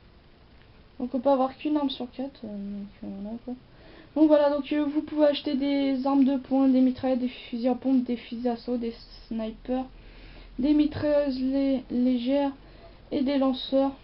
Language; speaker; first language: French; native; French